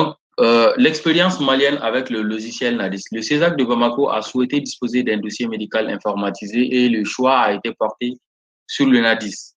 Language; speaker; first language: French; non-native, local second language; Bambara